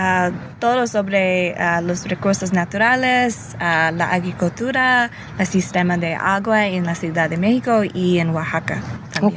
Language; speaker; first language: Spanish; early bilingual, heritage; English